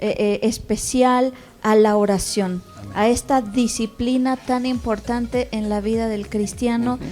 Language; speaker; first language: Spanish; native; Spanish